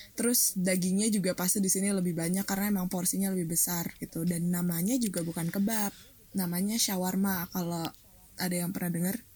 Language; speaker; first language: Indonesian; native; Indonesian